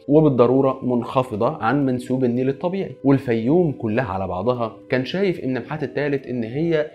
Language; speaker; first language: Arabic; native; Arabic